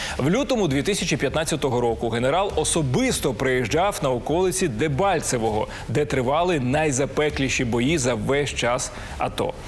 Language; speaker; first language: Ukrainian; native; Ukrainian